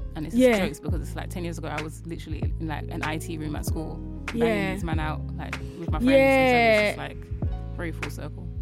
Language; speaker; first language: English; early bilingual, other home language; Yoruba